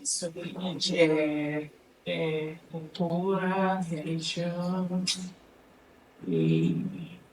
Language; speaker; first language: Portuguese; non-native, learner; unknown